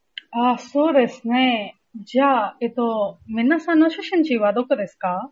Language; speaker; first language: Japanese; non-native, learner; Hindi